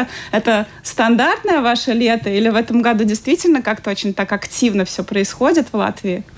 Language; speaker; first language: Russian; native; Russian